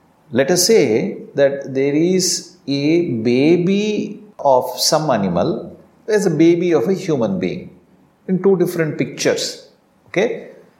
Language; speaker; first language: English; non-native, local second language; Tamil